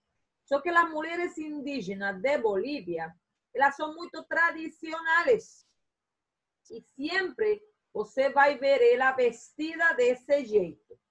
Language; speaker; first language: Spanish; non-native, fluent; Portuguese